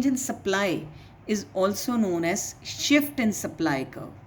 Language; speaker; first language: English; non-native, local second language; Punjabi